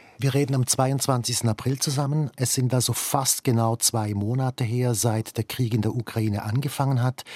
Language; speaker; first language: German; native; German